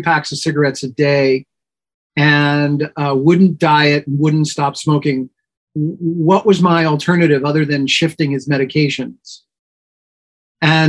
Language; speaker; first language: English; native; English